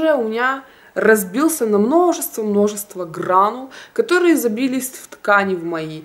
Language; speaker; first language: Russian; native; Russian